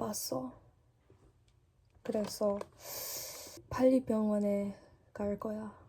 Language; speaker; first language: Korean; non-native, learner; English